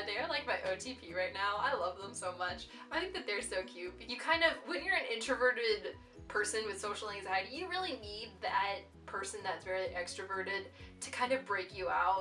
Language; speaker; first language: English; native; English